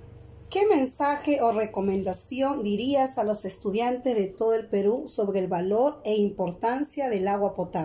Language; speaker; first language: Spanish; native; Spanish